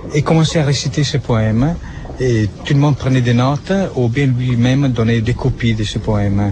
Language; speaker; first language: French; non-native, fluent; Italian